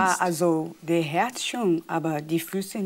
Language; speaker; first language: German; non-native, fluent; Portuguese